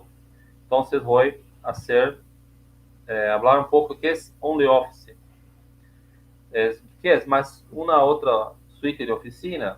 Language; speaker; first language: Spanish; non-native, learner; Portuguese